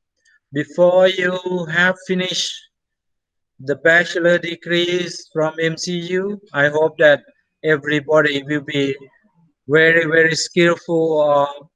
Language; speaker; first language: English; non-native, fluent; Thai